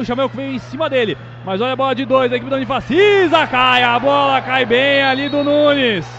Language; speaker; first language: Portuguese; native; Portuguese